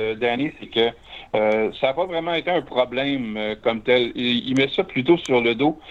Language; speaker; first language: French; native; French